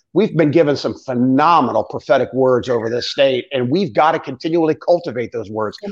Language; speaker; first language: English; native; English